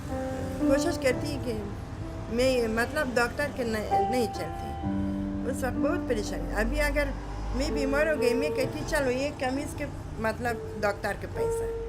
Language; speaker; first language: Hindi; non-native, learner; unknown